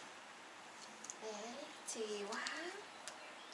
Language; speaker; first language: Japanese; non-native, learner; Vietnamese